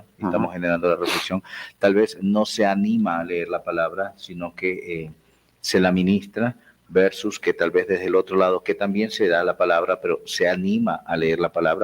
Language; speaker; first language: Spanish; native; Spanish